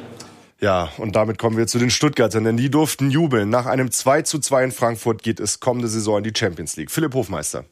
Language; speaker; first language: German; native; German